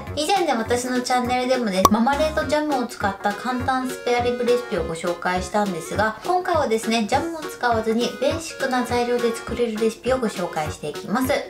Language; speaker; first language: Japanese; native; Japanese